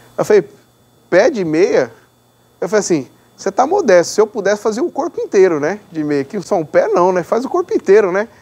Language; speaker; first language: Portuguese; native; Portuguese